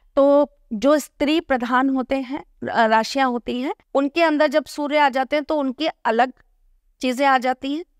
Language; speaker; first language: Hindi; native; Hindi